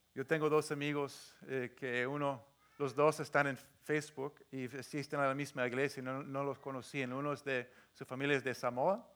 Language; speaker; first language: Spanish; non-native, fluent; English